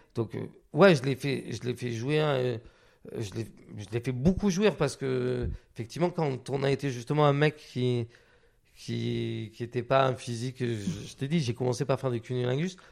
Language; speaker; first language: French; native; French